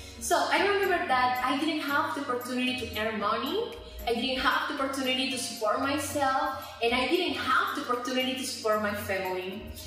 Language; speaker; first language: English; non-native, learner; Spanish